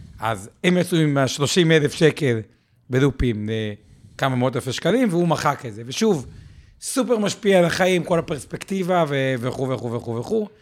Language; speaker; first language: Hebrew; native; Hebrew